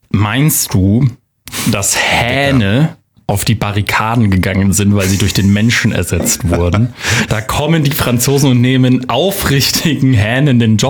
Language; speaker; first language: German; native; German